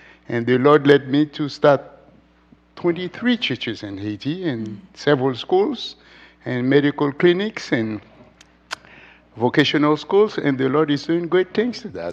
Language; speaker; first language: English; non-native, fluent; Haitian Creole